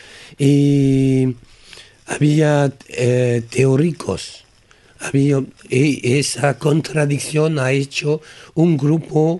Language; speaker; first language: Spanish; non-native, learner; French